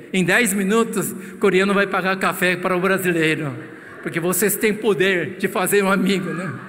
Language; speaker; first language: Portuguese; non-native, fluent; Korean